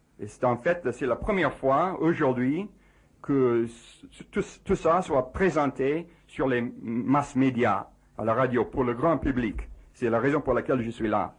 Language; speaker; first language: French; non-native, fluent; English